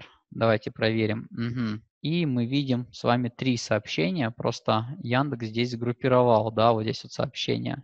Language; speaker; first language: Russian; native; Russian